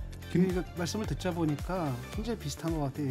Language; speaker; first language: Korean; native; Korean